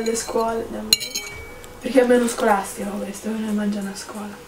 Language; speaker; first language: Italian; non-native, fluent; Russian